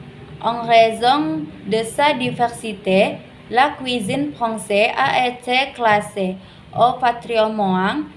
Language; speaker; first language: French; non-native, learner; Indonesian